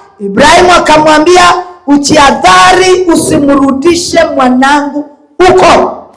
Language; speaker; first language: Swahili; non-native, local second language; Kalenjin